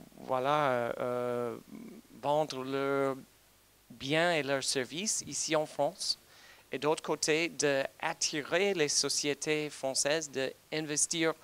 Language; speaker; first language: French; non-native, fluent; English